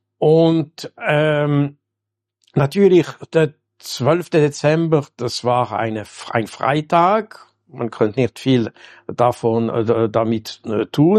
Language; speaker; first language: German; non-native, local second language; French